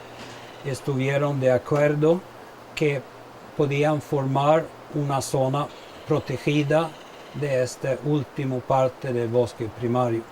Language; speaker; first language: Spanish; non-native, fluent; Swedish